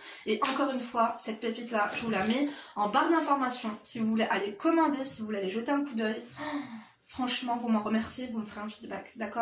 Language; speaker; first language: French; native; French